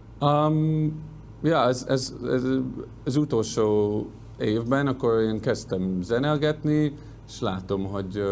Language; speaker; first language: Hungarian; non-native, learner; English